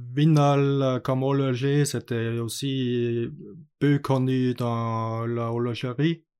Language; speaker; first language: French; non-native, learner; German